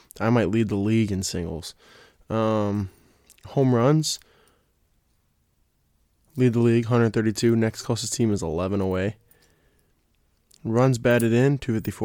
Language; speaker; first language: English; native; English